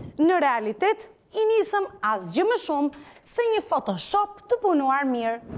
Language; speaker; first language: Albanian; native; Albanian